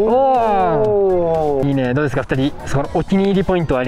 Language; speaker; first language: Japanese; native; Japanese